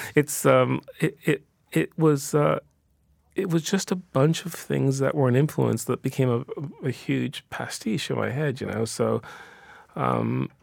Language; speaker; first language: English; early bilingual, other home language; Ukrainian